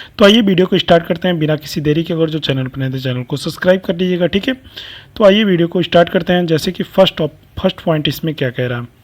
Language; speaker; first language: Hindi; native; Hindi